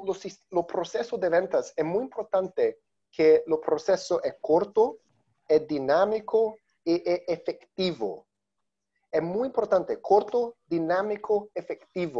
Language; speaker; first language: Spanish; non-native, learner; Portuguese